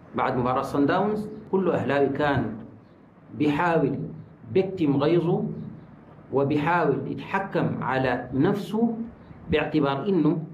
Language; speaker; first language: Arabic; native; Arabic